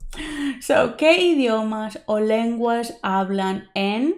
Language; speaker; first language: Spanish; non-native, fluent; English